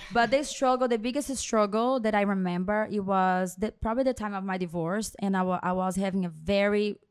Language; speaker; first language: English; non-native, fluent; Portuguese